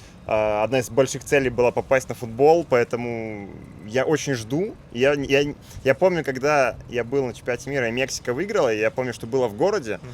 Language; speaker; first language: Russian; native; Russian